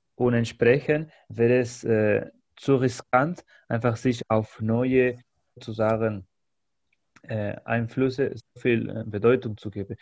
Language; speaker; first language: German; non-native, fluent; Spanish